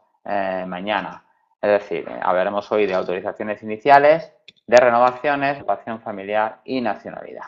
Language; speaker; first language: Spanish; native; Spanish